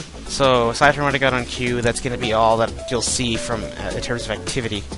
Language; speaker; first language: English; native; English